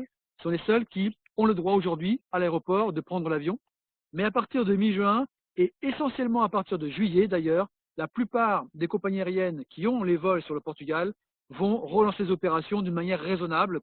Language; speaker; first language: French; native; French